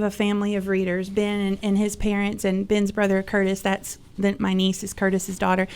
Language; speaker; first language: English; native; English